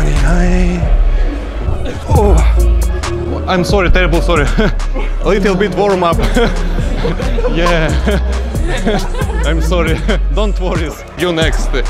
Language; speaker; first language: English; non-native, learner; Russian